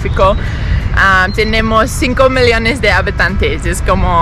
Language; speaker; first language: Spanish; non-native, learner; English